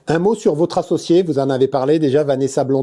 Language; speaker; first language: French; native; French